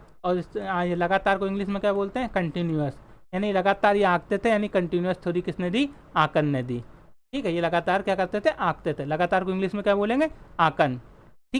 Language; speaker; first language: Hindi; native; Hindi